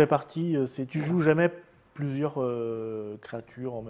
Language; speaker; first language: French; native; French